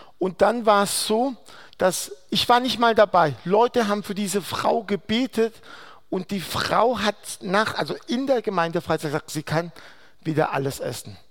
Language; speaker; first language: German; non-native, fluent; Aramaic